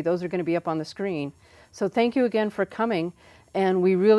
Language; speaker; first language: English; native; English